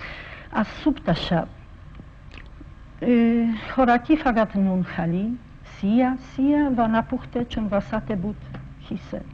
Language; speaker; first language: Persian; non-native, fluent; Polish